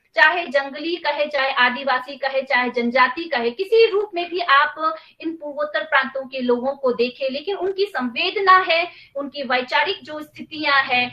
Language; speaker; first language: Hindi; non-native, local second language; Nepali